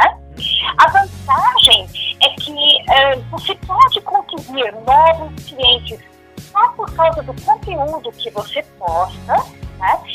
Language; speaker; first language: Portuguese; non-native, local second language; German